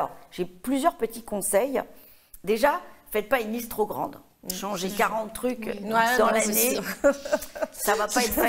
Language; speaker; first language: French; native; French